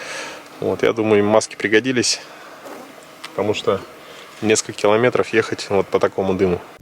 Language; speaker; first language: Russian; native; Russian